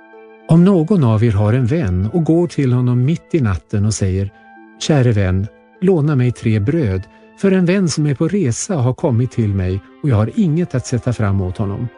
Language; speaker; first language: Swedish; native; Swedish